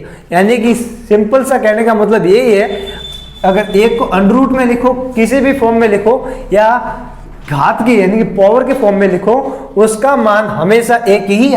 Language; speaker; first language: Hindi; native; Hindi